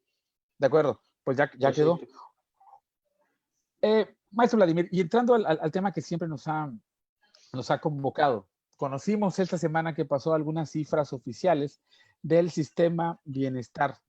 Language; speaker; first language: Spanish; native; Spanish